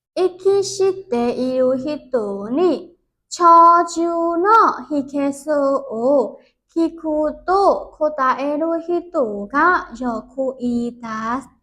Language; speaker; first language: Japanese; non-native, learner; Burmese